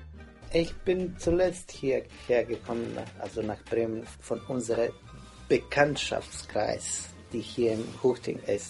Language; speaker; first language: German; non-native, fluent; Croatian